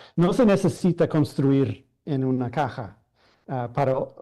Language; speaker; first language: Spanish; non-native, fluent; English